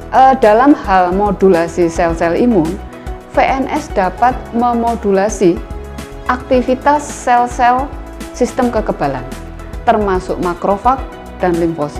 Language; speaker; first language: Indonesian; native; Indonesian